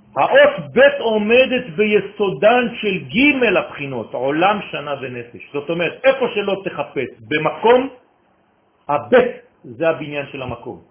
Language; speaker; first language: Hebrew; non-native, fluent; French